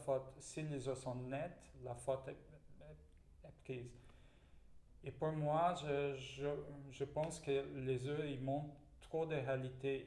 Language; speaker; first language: French; non-native, fluent; Portuguese